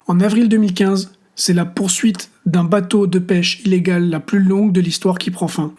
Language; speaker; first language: French; native; French